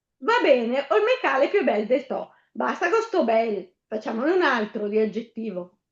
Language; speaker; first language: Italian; native; Italian